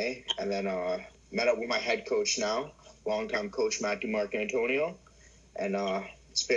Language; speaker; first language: English; native; English